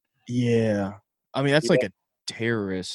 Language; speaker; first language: English; native; English